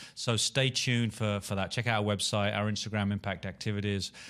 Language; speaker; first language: English; native; English